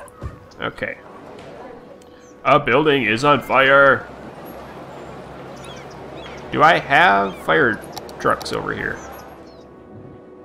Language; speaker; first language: English; native; English